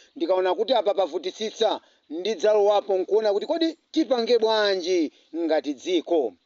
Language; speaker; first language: Nyanja; native; Nyanja